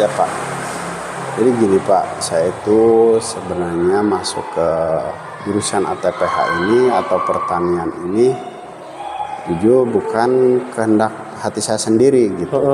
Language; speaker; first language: Indonesian; native; Indonesian